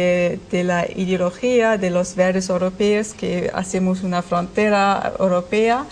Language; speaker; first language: Spanish; non-native, learner; German